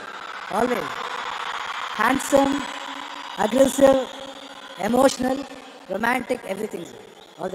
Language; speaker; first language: Tamil; non-native, fluent; Kannada